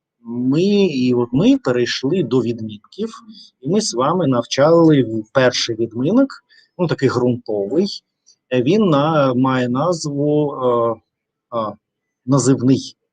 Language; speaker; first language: Ukrainian; non-native, learner; Russian